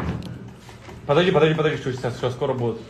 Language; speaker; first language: Russian; native; Russian